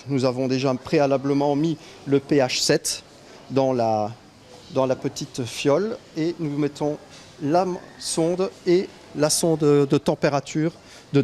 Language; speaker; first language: French; native; French